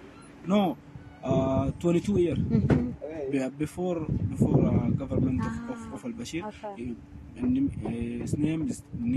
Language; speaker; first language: English; non-native, learner; Arabic